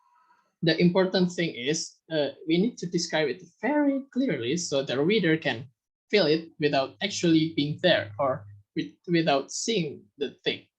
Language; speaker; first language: English; non-native, fluent; Indonesian